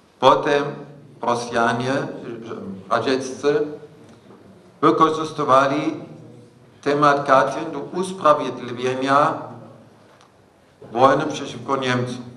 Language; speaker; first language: Polish; non-native, fluent; German